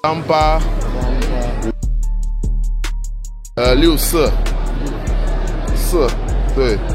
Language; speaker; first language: Chinese; non-native, fluent; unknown